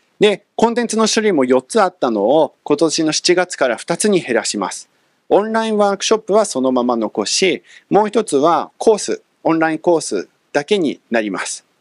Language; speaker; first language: Japanese; early bilingual, other home language; English